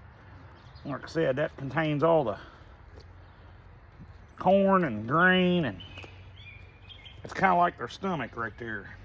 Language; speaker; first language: English; native; English